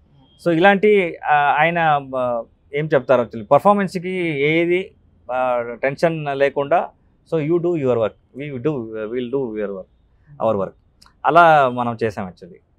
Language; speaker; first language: Telugu; non-native, local second language; Kannada